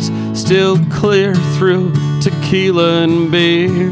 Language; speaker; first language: English; native; English